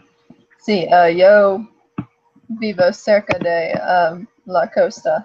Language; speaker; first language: Spanish; non-native, learner; English